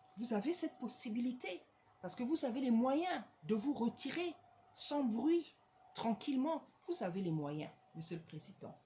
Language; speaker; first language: French; non-native, local second language; Lingala